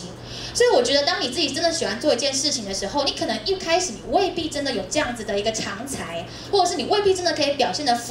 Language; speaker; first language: Chinese; native; Chinese